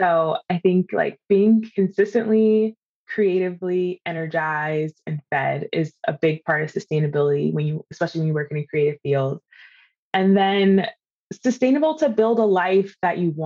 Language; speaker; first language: English; native; English